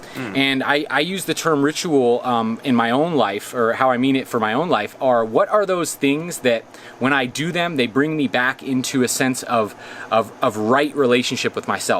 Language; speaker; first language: English; native; English